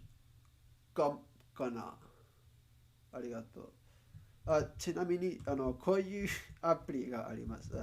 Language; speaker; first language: Japanese; non-native, learner; Spanish